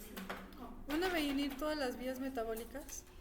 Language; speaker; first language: Spanish; native; Spanish